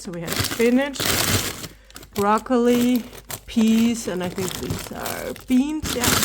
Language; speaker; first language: English; non-native, fluent; Danish